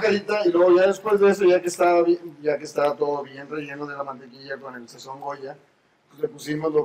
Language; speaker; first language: Spanish; native; Spanish